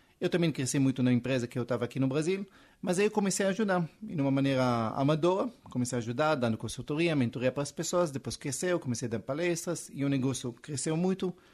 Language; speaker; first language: Portuguese; non-native, fluent; Hebrew